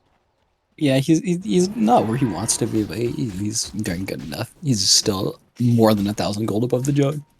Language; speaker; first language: English; native; English